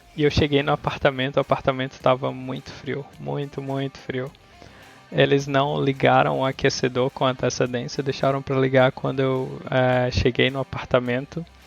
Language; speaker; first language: Portuguese; native; Portuguese